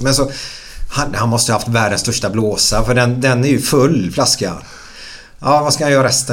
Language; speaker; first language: Swedish; native; Swedish